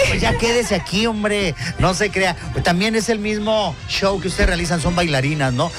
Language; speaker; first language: Spanish; native; Spanish